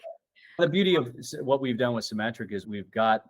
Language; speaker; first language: English; native; English